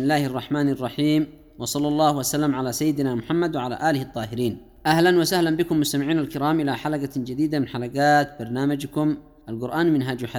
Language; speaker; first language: Arabic; native; Arabic